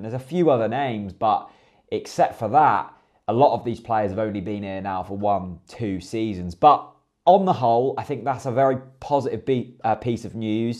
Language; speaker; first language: English; native; English